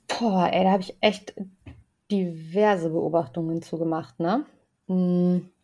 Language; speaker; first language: German; native; German